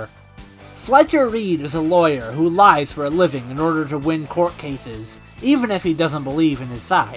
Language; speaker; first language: English; native; English